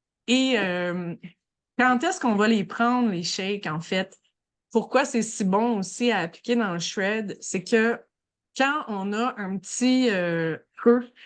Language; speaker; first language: French; native; French